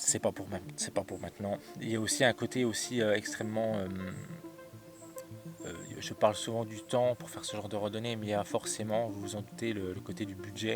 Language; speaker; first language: French; native; French